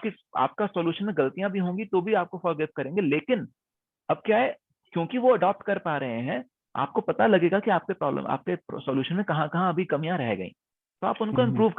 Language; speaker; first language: Hindi; native; Hindi